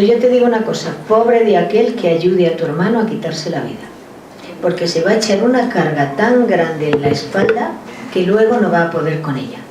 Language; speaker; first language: Spanish; native; Spanish